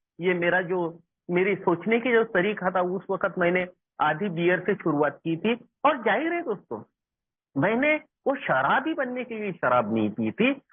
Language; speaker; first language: Hindi; non-native, local second language; Marathi